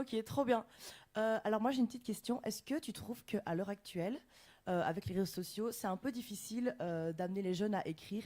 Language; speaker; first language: French; native; French